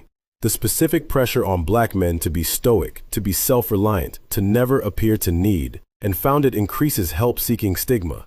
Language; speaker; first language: English; native; English